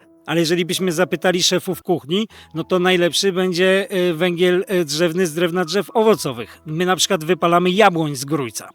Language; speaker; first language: Polish; native; Polish